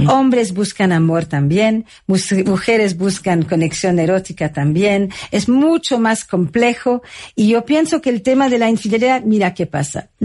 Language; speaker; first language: Spanish; non-native, fluent; French